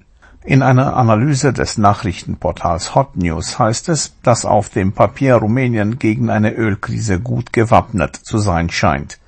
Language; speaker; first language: German; native; German